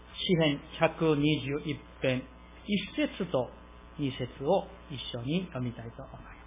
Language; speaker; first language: Japanese; non-native, fluent; Korean